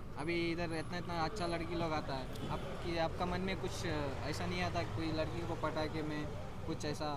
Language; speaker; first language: Hindi; non-native, local second language; Kannada